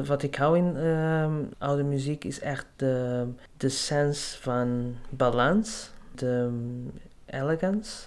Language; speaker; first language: Dutch; non-native, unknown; Portuguese